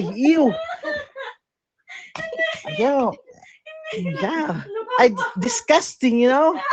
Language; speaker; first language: English; non-native, learner; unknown